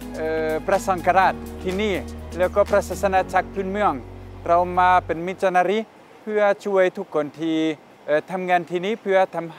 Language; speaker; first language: Thai; non-native, fluent; French